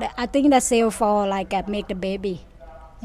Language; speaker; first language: English; non-native, fluent; Thai